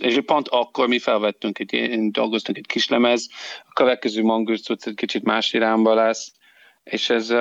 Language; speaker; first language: Hungarian; non-native, learner; English